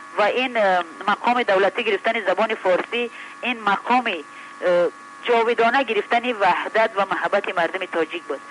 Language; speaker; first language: Persian; native; Persian